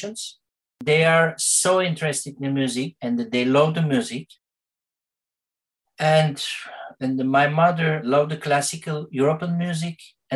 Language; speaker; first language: English; non-native, learner; Turkish